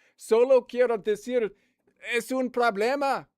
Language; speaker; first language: Spanish; non-native, learner; English